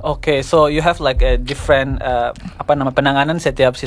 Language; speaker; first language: English; non-native, learner; Indonesian